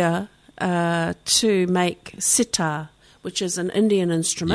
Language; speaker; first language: English; native; English